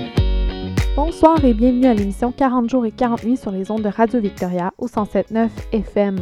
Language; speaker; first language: French; native; French